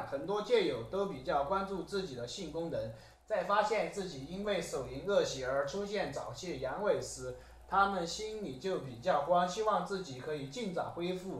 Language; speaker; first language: Chinese; native; Chinese